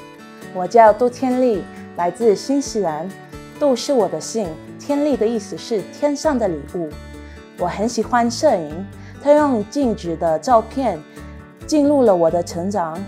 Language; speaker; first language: Chinese; non-native, learner; English